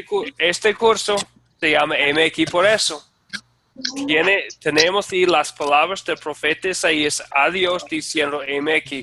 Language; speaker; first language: Spanish; non-native, fluent; English